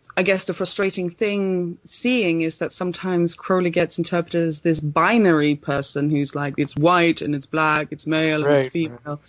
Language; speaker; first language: English; non-native, fluent; Swedish